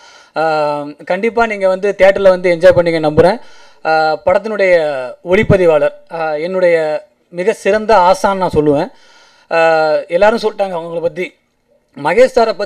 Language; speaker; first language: Tamil; native; Tamil